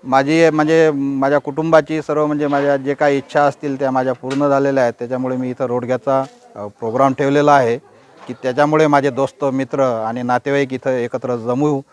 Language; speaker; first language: Marathi; native; Marathi